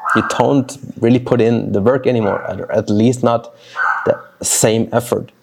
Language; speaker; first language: English; non-native, fluent; Swiss German